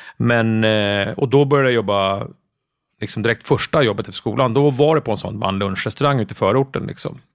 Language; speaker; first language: Swedish; native; Swedish